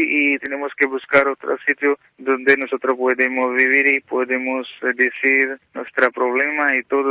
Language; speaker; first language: Spanish; non-native, learner; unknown